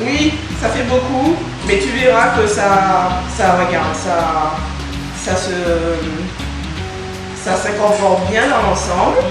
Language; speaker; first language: French; native; French